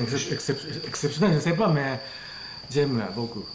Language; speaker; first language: French; non-native, learner; Japanese